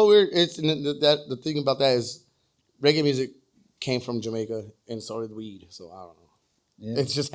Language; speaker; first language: English; native; English